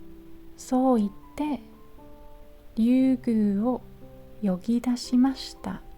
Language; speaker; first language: Japanese; non-native, learner; English